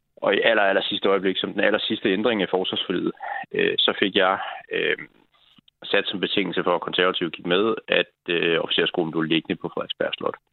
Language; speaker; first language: Danish; native; Danish